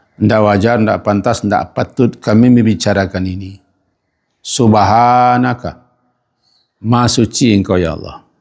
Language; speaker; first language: Malay; non-native, local second language; Minangkabau